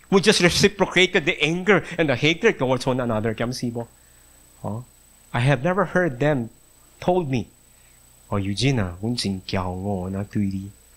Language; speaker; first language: English; non-native, local second language; Min Nan Chinese